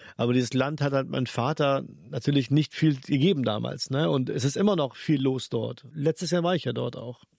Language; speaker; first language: German; early bilingual, other home language; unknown